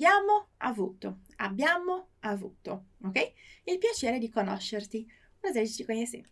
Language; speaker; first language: Italian; non-native, fluent; Portuguese